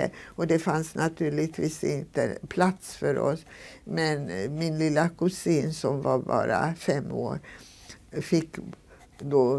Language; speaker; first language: Swedish; non-native, fluent; Hungarian